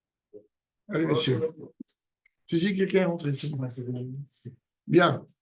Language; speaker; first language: French; native; French